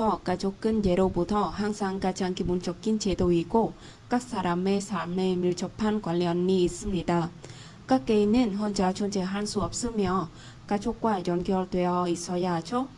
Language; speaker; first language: Korean; non-native, fluent; Vietnamese